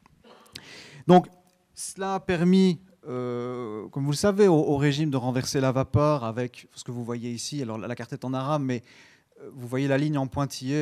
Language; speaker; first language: French; native; French